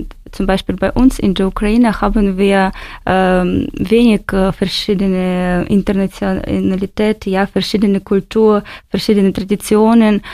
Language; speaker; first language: German; non-native, fluent; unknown